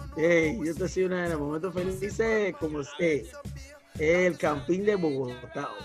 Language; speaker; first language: Spanish; non-native, local second language; English